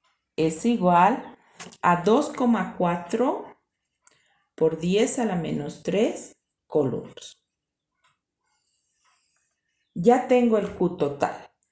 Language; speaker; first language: Spanish; native; Spanish